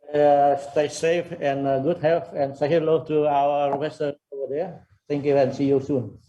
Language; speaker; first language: English; non-native, fluent; Vietnamese